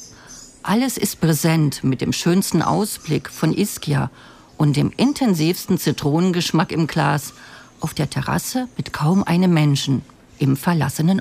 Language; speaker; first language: German; native; German